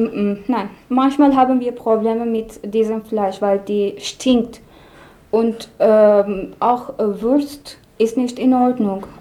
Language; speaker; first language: German; non-native, learner; Persian